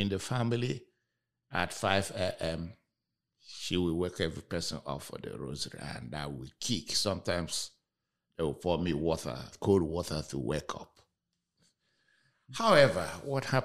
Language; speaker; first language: English; non-native, local second language; Igbo